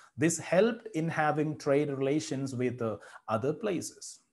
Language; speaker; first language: English; non-native, local second language; Malayalam